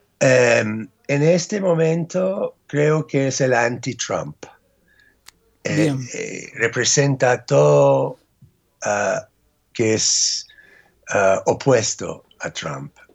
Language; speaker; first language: Spanish; non-native, fluent; English